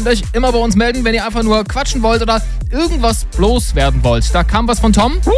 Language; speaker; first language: German; native; German